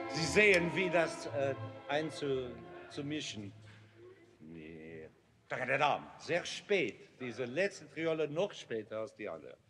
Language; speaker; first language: German; non-native, learner; English